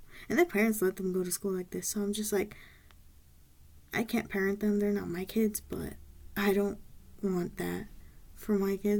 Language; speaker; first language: English; native; English